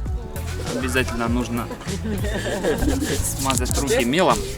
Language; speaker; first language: Russian; native; Russian